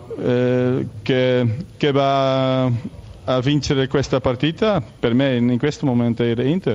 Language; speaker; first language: Italian; non-native, learner; Dutch